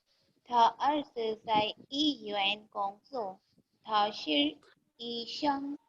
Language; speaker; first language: Chinese; non-native, learner; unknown